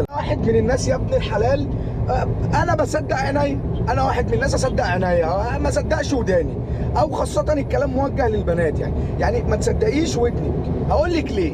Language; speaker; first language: Arabic; native; Arabic